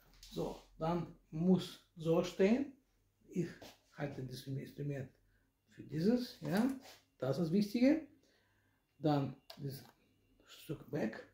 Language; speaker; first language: German; non-native, learner; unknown